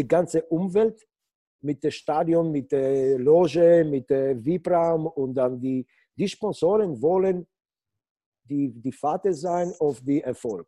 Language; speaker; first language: German; non-native, learner; Polish